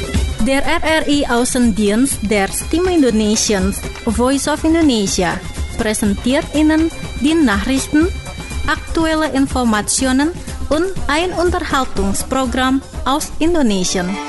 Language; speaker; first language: German; non-native, fluent; Indonesian